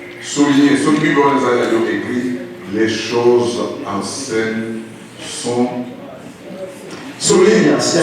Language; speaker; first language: French; non-native, local second language; Lingala